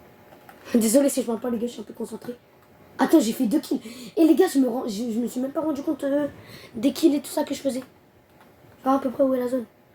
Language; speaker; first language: French; native; French